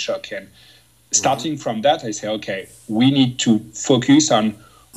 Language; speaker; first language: English; non-native, fluent; French